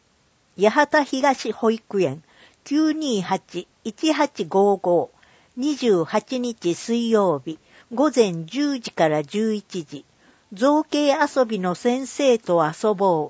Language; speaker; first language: Japanese; native; Japanese